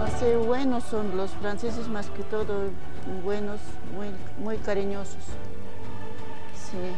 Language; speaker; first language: Spanish; non-native, local second language; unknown